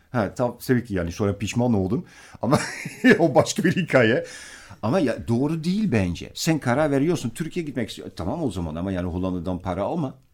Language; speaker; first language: Turkish; non-native, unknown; Dutch